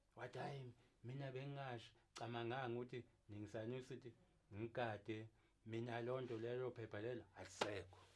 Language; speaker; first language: Zulu; native; Zulu